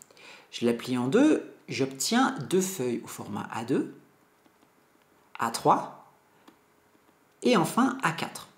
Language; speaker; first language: French; native; French